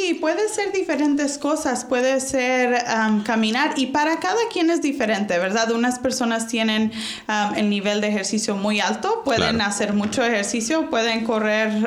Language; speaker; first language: Spanish; early bilingual, heritage; Spanish